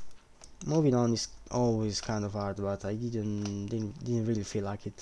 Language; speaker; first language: English; non-native, fluent; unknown